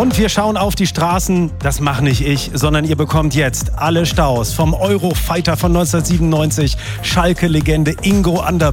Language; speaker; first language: German; native; German